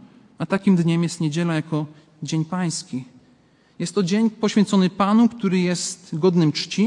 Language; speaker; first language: Polish; native; Polish